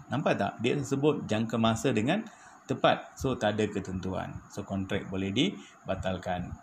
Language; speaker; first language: Malay; non-native, local second language; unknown